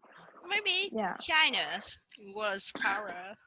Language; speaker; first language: English; non-native, learner; Vietnamese